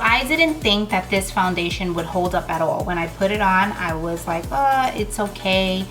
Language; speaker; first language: English; native; English